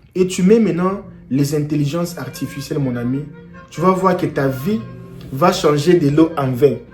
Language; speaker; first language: French; non-native, local second language; Lingala